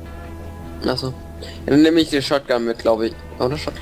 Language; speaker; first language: German; native; German